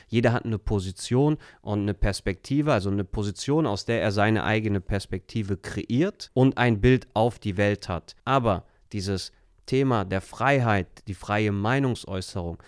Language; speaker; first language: German; early bilingual, other home language; Turkish